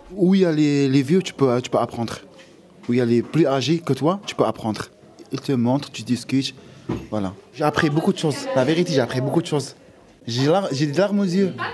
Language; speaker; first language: French; non-native, local second language; Arabic